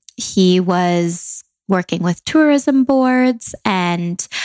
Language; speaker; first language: English; native; English